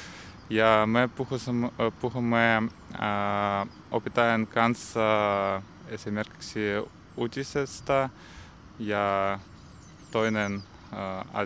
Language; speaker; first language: Finnish; non-native, learner; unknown